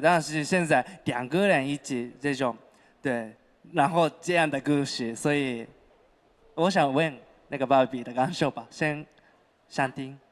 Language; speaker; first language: Chinese; non-native, fluent; Japanese